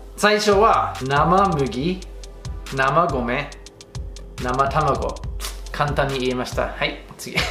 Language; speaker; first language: Japanese; non-native, fluent; English